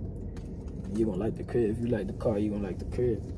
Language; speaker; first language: English; native; English